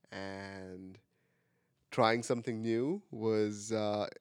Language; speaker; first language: English; non-native, local second language; Marathi